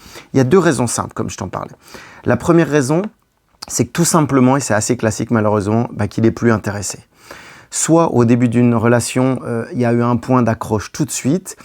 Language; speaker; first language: French; native; French